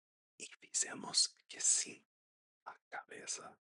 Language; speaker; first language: Portuguese; non-native, learner; English